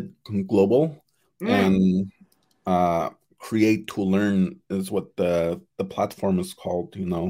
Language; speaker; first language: English; non-native, fluent; Cree